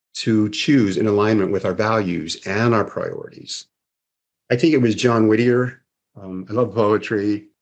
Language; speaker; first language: English; native; English